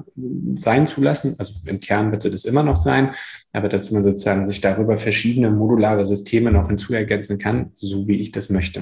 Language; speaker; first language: German; native; German